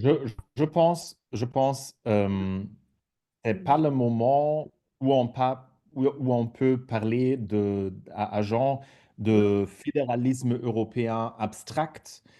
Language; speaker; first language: French; non-native, fluent; German